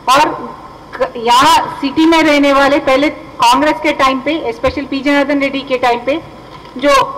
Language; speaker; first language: Hindi; non-native, local second language; Telugu